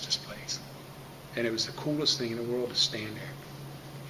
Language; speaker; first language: English; native; English